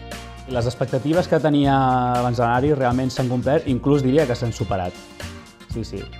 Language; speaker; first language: Catalan; native; Catalan